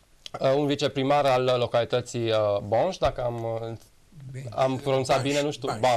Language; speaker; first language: Romanian; native; Romanian